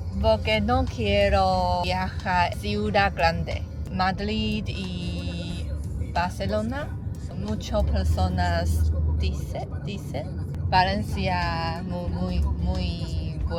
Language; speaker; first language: Spanish; non-native, learner; Chinese